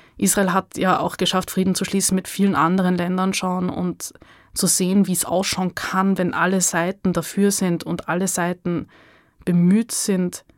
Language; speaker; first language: German; native; German